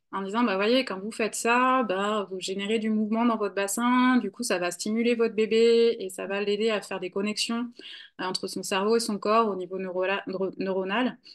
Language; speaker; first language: French; native; French